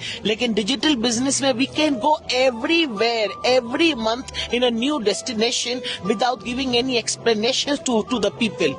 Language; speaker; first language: Hindi; native; Hindi